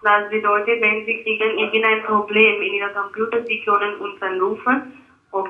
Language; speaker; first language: German; non-native, learner; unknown